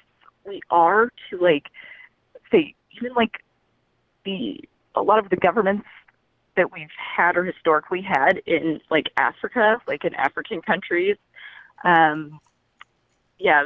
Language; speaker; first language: English; native; English